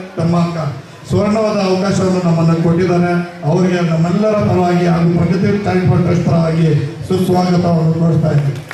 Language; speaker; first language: Kannada; non-native, local second language; Urdu